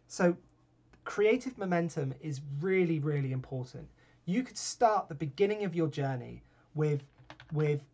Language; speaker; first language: English; native; English